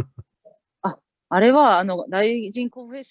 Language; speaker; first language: Japanese; native; Japanese